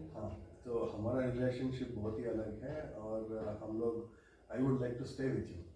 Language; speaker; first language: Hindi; non-native, local second language; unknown